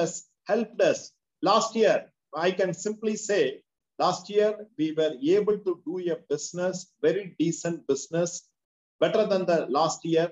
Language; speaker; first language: English; non-native, local second language; Tamil